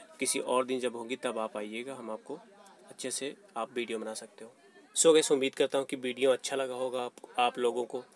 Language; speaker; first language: Hindi; native; Hindi